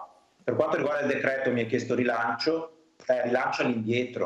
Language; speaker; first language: Italian; native; Italian